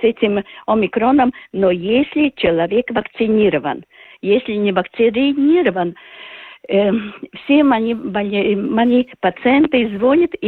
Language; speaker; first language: Russian; non-native, local second language; Latvian